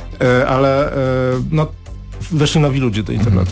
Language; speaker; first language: Polish; native; Polish